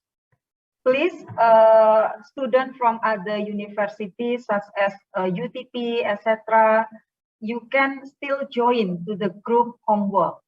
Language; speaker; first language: English; non-native, fluent; Indonesian